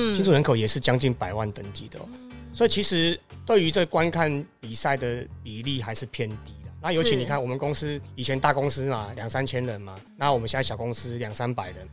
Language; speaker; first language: Chinese; non-native, local second language; Min Nan Chinese